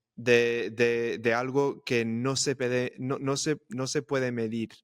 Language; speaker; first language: Spanish; non-native, fluent; English